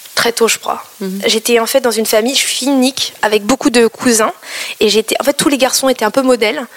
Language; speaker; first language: French; native; French